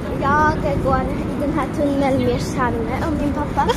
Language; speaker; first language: Swedish; early bilingual, other home language; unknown